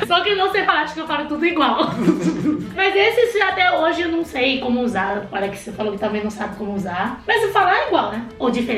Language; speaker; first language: Portuguese; non-native, fluent; Chinese